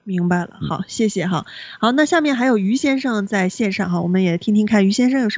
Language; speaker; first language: Chinese; native; Chinese